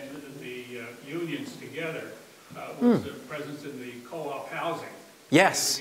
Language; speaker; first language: English; native; English